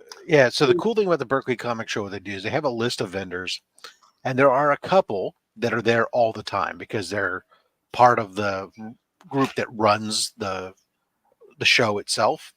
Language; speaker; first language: English; native; English